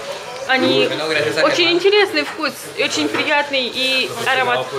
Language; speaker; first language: Russian; non-native, learner; Spanish